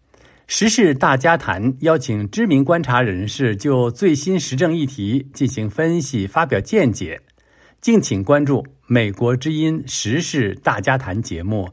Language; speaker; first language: Chinese; native; Chinese